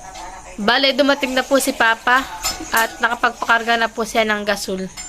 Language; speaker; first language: Filipino; native; Filipino